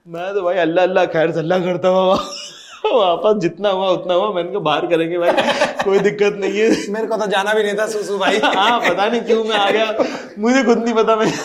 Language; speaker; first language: Hindi; native; Hindi